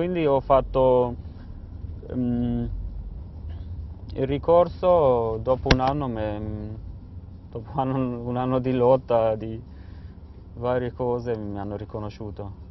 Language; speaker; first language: Italian; non-native, fluent; Kurdish